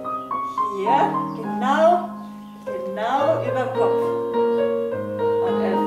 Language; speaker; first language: German; native; German